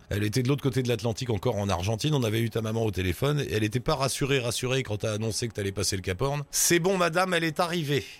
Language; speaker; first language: French; native; French